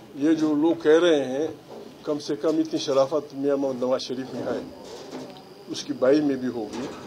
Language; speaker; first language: Urdu; non-native, local second language; Pashto